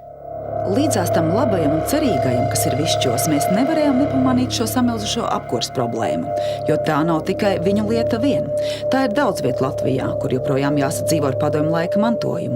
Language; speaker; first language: Latvian; native; Latvian